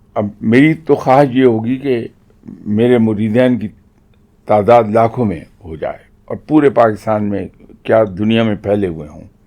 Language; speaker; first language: Urdu; non-native, local second language; Punjabi